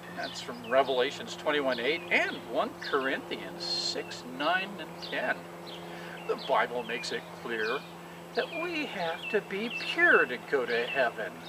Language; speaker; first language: English; native; English